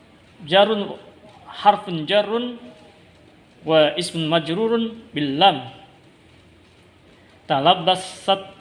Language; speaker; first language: Arabic; non-native, learner; Indonesian